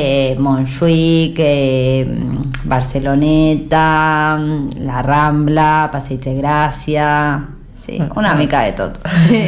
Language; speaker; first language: Catalan; non-native, learner; Spanish